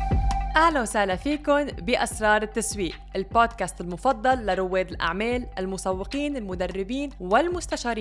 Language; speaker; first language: Arabic; native; Arabic